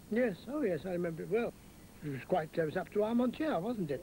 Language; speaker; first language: English; native; English